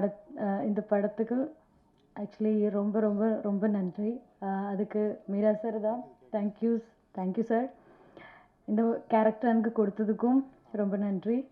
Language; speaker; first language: Tamil; non-native, learner; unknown